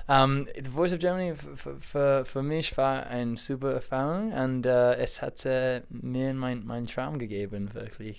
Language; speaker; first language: German; non-native, learner; English